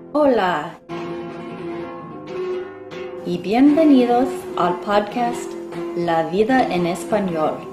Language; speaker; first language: Spanish; non-native, fluent; English